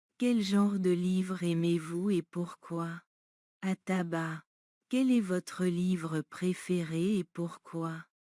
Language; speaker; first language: French; non-native, learner; Bangla